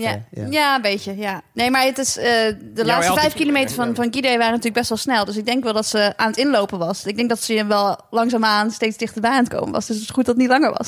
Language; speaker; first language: Dutch; native; Dutch